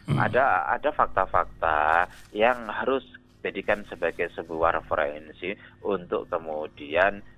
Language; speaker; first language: Indonesian; native; Indonesian